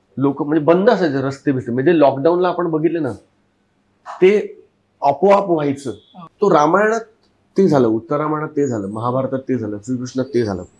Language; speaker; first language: Marathi; native; Marathi